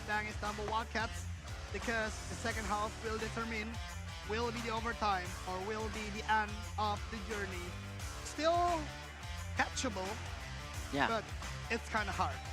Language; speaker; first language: English; non-native, fluent; Indonesian